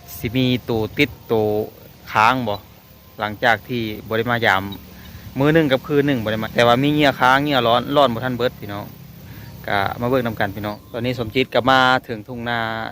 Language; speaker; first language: Thai; native; Thai